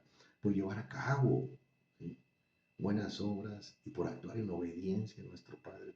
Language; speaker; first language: Spanish; native; Spanish